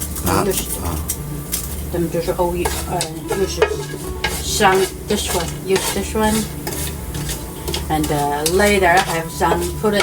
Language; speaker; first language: English; non-native, learner; Chinese